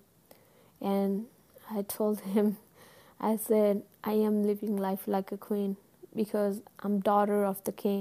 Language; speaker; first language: English; non-native, local second language; Punjabi